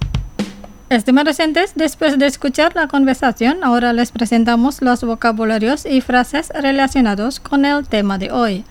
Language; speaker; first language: Spanish; non-native, fluent; Indonesian